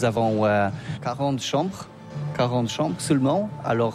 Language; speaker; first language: French; non-native, learner; Polish